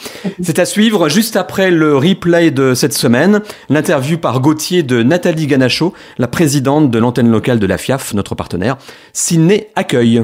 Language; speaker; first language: French; native; French